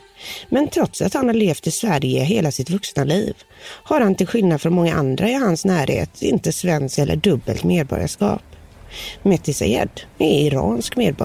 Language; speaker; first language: Swedish; native; Swedish